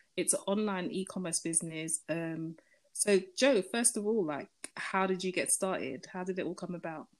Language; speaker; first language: English; native; English